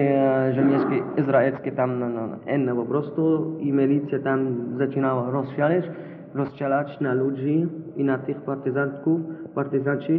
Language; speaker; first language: Polish; non-native, fluent; Arabic